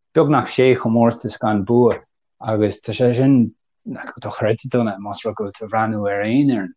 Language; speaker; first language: Irish; native; Irish